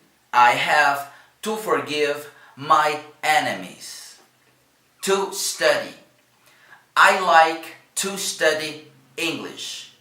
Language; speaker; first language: English; non-native, fluent; Spanish